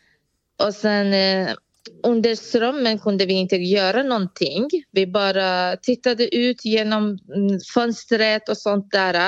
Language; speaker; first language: Swedish; non-native, fluent; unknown